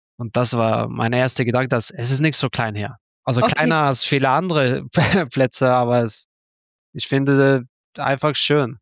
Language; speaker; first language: German; non-native, learner; Norwegian